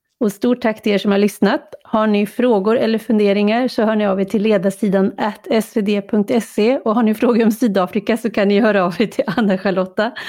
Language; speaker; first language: Swedish; native; Swedish